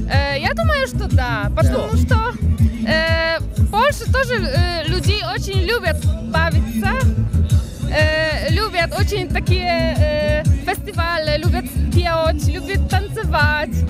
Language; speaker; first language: Russian; non-native, fluent; Polish